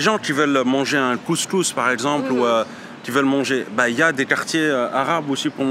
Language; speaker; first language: French; native; French